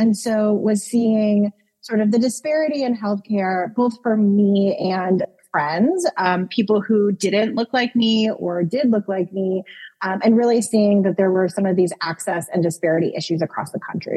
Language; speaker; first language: English; native; English